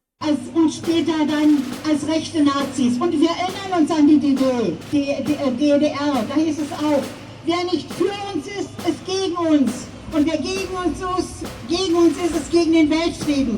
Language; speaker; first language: German; native; German